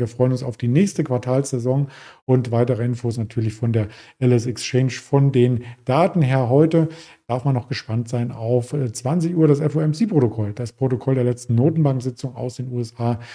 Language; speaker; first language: German; native; German